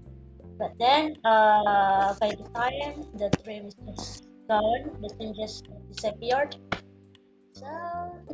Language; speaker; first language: English; non-native, learner; Indonesian